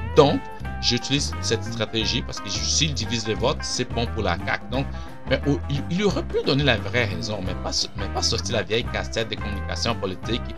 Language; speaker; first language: French; non-native, fluent; Portuguese